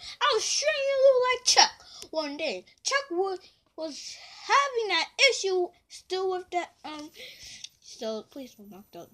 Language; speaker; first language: English; native; English